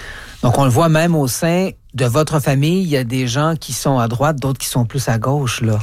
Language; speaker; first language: French; native; French